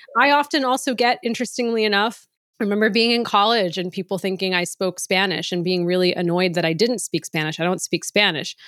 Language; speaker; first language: English; native; English